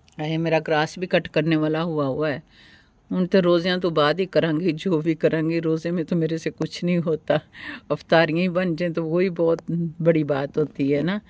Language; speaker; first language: Urdu; native; Urdu